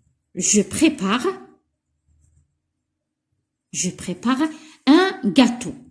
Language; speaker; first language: French; non-native, local second language; Arabic